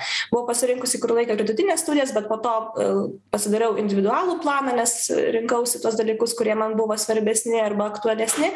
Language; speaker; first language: Lithuanian; non-native, local second language; Polish